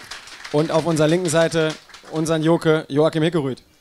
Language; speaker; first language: German; native; German